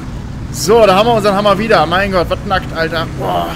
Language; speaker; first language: German; native; German